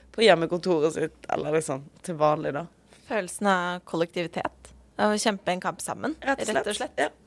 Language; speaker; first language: Norwegian; native; Norwegian